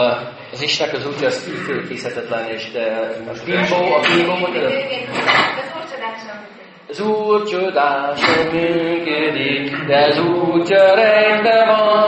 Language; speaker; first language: Hungarian; non-native, fluent; English